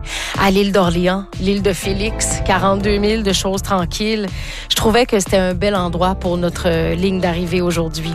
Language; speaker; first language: French; native; French